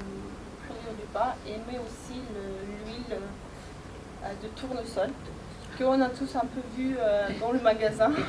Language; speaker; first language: French; non-native, fluent; Ukrainian